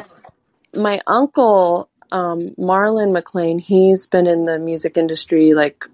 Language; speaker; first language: English; native; English